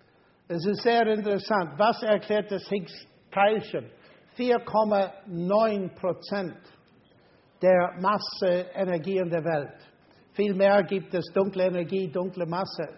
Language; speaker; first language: German; non-native, fluent; English